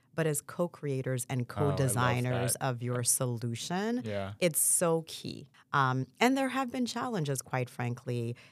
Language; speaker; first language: English; early bilingual, other home language; Haitian Creole